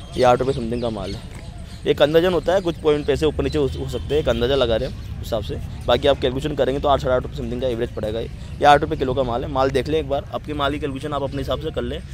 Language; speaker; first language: Hindi; native; Hindi